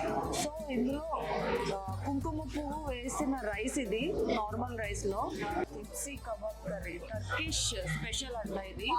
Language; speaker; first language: Telugu; native; Telugu